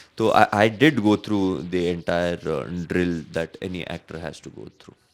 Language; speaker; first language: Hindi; non-native, local second language; Marathi